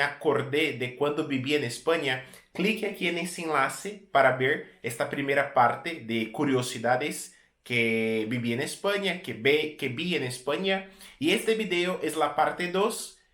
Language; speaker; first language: Spanish; non-native, fluent; Portuguese